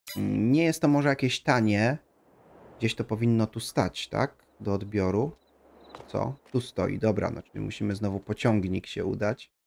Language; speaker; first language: Polish; native; Polish